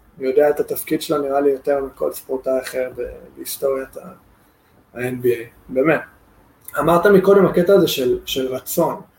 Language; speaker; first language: Hebrew; non-native, fluent; English